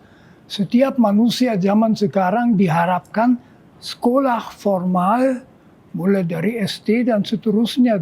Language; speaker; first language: Indonesian; non-native, fluent; German